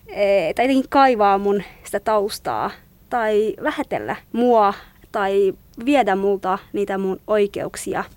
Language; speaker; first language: Finnish; non-native, fluent; Kurdish